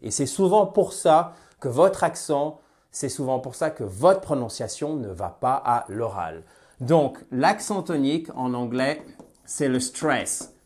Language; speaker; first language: French; native; French